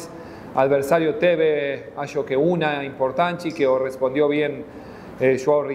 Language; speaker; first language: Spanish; non-native, fluent; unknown